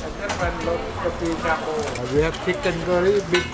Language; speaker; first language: English; non-native, learner; Thai